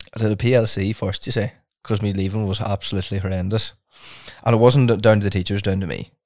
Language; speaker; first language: English; native; English